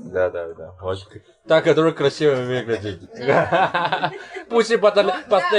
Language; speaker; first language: Russian; non-native, learner; Chinese